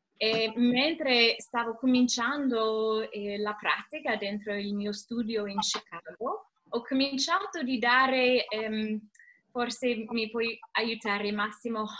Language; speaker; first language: Italian; non-native, learner; English